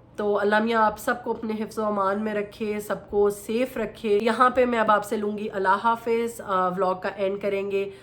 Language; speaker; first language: Urdu; native; Urdu